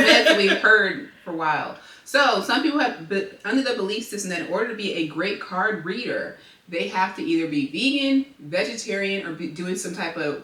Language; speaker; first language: English; native; English